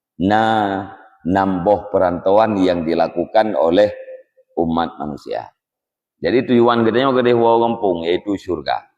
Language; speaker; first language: Malay; non-native, local second language; Achinese